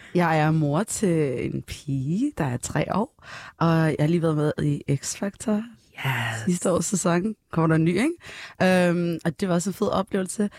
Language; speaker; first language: Danish; early bilingual, other home language; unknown